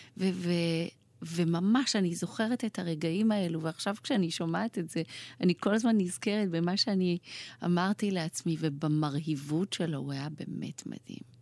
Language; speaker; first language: Hebrew; early bilingual, other home language; Persian